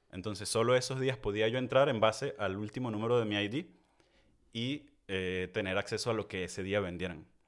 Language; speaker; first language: Spanish; native; Spanish